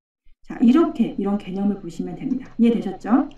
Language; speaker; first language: Korean; native; Korean